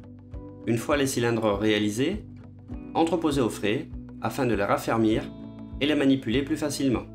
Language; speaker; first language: French; native; French